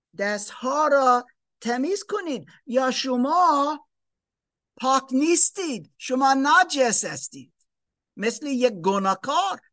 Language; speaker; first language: Persian; non-native, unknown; German